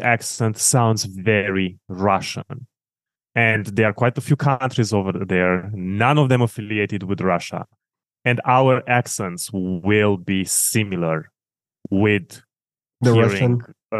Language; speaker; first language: English; non-native, fluent; Romanian